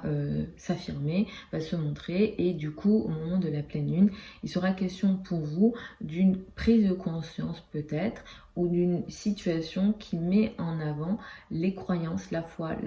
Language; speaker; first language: French; native; French